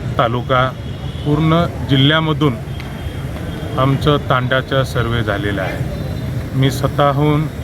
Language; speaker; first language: Marathi; non-native, local second language; Lambadi